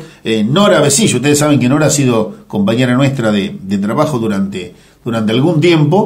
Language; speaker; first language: Spanish; native; Spanish